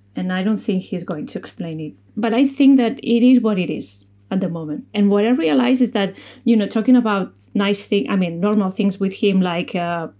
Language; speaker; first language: English; non-native, fluent; Spanish